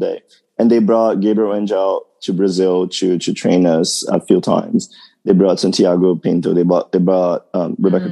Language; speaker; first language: English; non-native, fluent; Portuguese